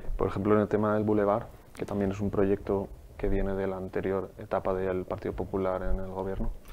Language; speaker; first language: Spanish; native; Spanish